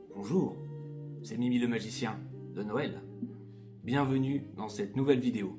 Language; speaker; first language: French; native; French